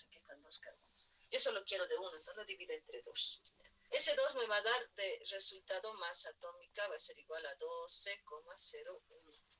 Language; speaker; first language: Spanish; native; Spanish